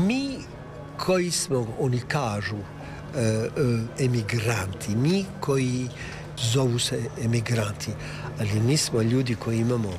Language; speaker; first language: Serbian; early bilingual, heritage; Serbian